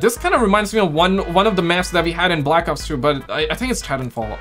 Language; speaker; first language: English; native; English